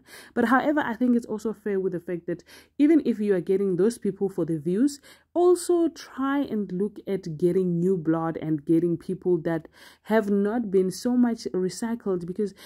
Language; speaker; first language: English; non-native, local second language; Zulu